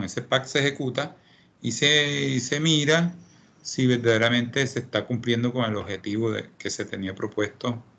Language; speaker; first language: Spanish; native; Spanish